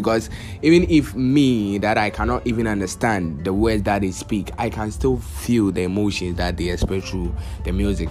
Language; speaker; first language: English; non-native, local second language; Akan